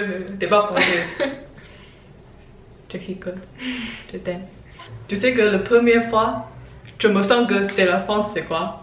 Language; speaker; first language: French; non-native, learner; Chinese